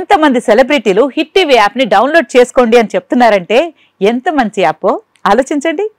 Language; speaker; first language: Telugu; native; Telugu